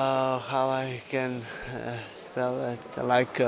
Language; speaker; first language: English; non-native, learner; Polish